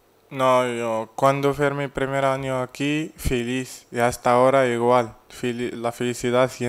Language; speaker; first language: Spanish; non-native, fluent; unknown